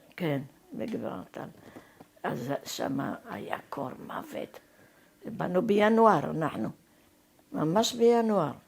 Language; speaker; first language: Hebrew; non-native, fluent; Arabic